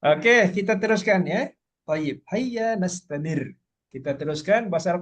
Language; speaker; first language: Malay; native; Malay